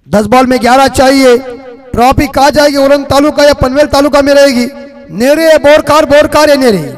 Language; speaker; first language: Hindi; non-native, local second language; Marathi